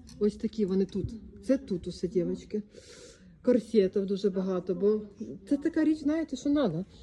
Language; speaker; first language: Ukrainian; native; Ukrainian